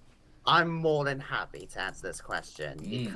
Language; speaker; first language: English; native; English